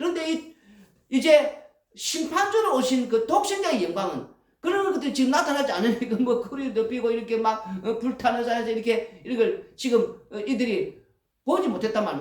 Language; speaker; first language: Korean; native; Korean